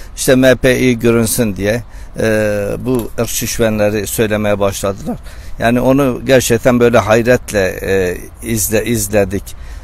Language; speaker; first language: Turkish; non-native, local second language; Kurdish